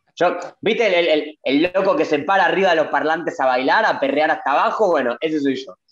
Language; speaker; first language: Spanish; native; Spanish